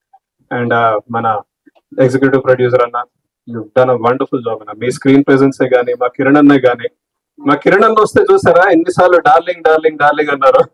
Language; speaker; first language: Telugu; native; Telugu